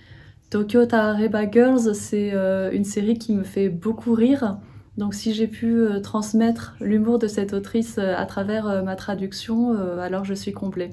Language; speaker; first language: French; native; French